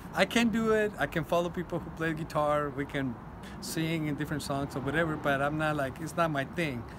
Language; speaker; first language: English; non-native, fluent; Spanish